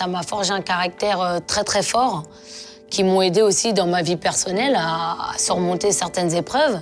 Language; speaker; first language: French; native; French